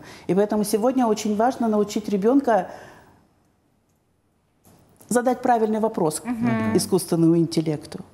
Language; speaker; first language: Russian; native; Russian